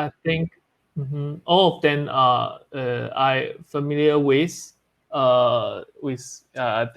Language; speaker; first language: English; non-native, learner; Chinese